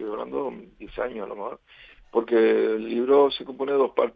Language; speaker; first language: Spanish; native; Spanish